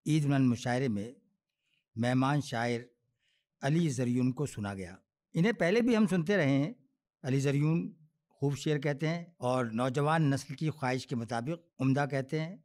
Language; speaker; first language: Urdu; native; Urdu